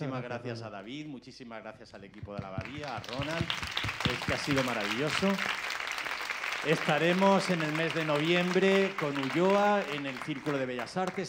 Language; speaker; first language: Spanish; native; Spanish